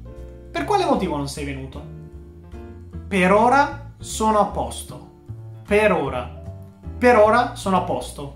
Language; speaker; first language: Italian; non-native, fluent; Japanese